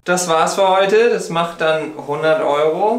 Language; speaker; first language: German; native; German